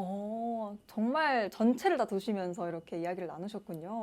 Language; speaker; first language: Korean; native; Korean